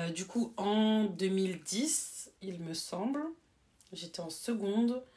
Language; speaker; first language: French; native; French